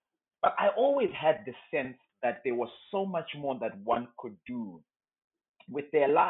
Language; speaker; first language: English; non-native, local second language; Shona